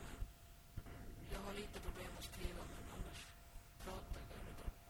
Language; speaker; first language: Swedish; early bilingual, other home language; Finnish